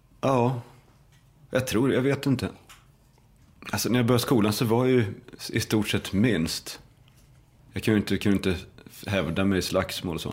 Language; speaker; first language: Swedish; native; Swedish